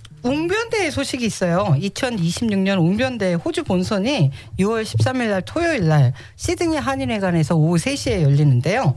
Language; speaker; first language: Korean; native; Korean